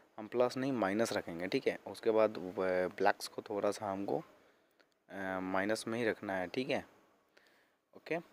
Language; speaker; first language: Hindi; native; Hindi